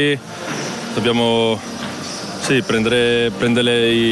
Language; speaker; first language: Italian; non-native, fluent; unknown